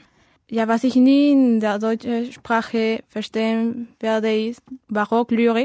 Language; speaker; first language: German; non-native, learner; Spanish